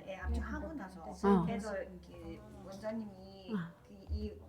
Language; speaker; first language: Korean; non-native, fluent; Chinese